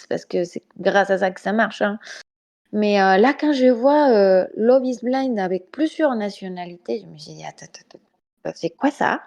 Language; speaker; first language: French; non-native, fluent; Spanish